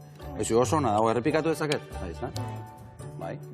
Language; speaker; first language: Basque; native; Basque